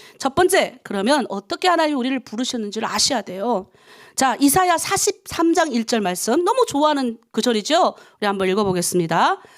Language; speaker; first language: Korean; native; Korean